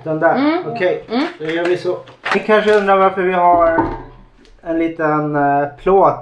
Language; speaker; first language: Swedish; native; Swedish